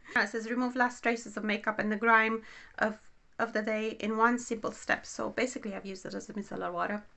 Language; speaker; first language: English; non-native, fluent; Romanian